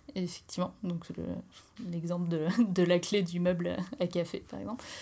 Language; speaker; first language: French; native; French